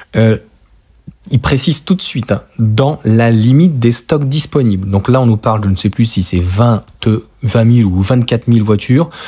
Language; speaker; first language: French; native; French